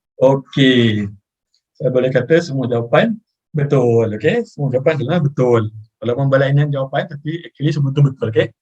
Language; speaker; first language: Malay; native; Malay